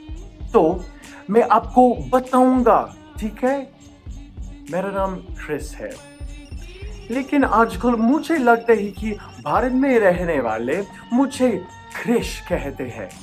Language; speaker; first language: Hindi; non-native, fluent; English